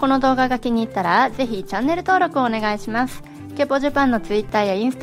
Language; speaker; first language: Japanese; non-native, fluent; Indonesian